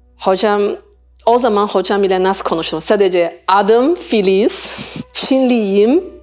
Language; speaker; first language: Turkish; non-native, learner; Chinese